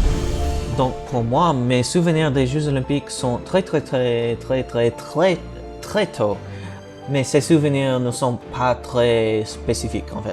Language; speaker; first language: French; non-native, learner; English